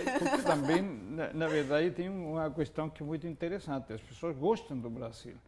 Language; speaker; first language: Portuguese; non-native, fluent; Spanish